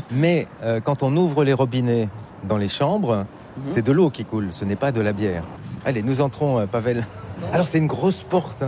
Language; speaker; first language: French; native; French